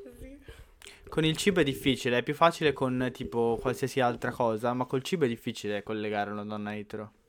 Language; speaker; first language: Italian; native; Italian